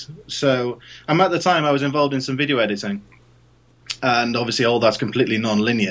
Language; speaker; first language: English; native; English